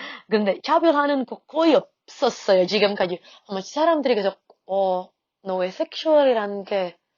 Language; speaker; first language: Korean; non-native, fluent; Indonesian